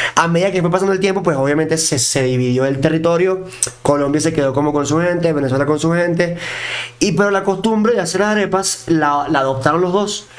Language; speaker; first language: Spanish; native; Spanish